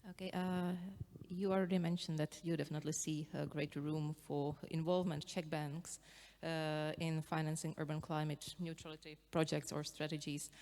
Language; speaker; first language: English; non-native, fluent; Czech